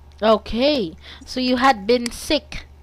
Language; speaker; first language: English; non-native, fluent; Cebuano